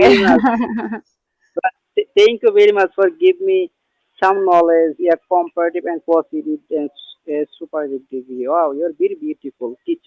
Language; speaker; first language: English; non-native, learner; Bangla